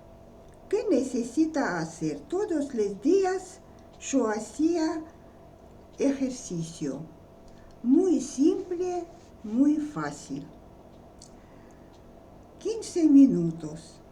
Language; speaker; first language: Spanish; non-native, learner; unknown